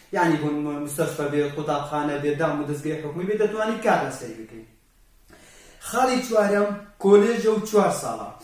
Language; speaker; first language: Central Kurdish; non-native, local second language; Kurdish